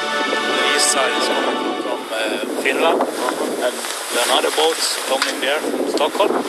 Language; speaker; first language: English; non-native, learner; Swedish